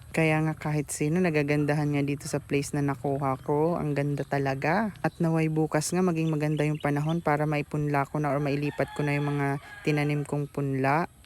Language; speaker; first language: Filipino; non-native, local second language; Bikol